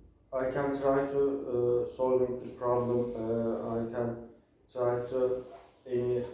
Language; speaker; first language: English; non-native, learner; Turkish